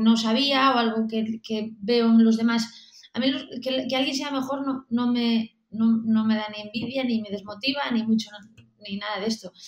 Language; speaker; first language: Spanish; native; Spanish